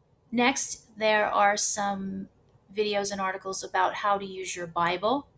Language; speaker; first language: English; native; English